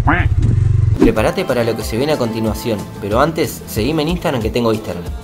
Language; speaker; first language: Spanish; native; Spanish